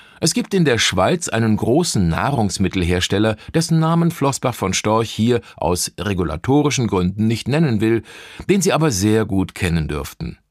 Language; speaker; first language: German; native; German